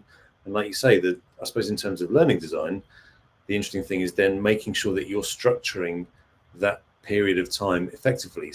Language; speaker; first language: English; native; English